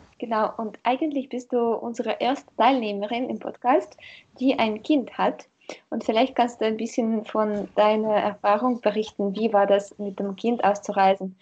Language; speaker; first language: German; non-native, fluent; Russian